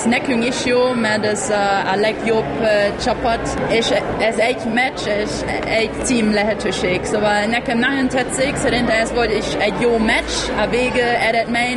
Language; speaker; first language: Hungarian; non-native, learner; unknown